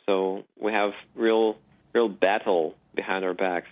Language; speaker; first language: English; non-native, fluent; Ukrainian